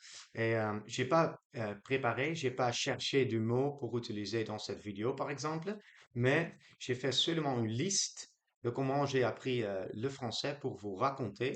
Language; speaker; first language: French; non-native, learner; Dutch